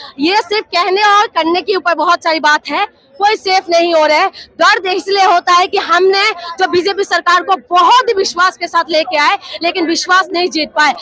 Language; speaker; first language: Hindi; non-native, local second language; Assamese